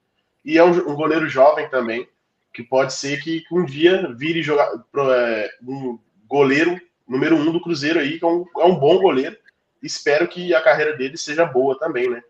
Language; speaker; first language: Portuguese; native; Portuguese